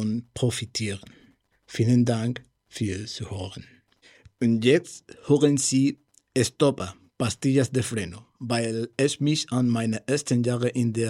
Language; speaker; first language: German; non-native, learner; Spanish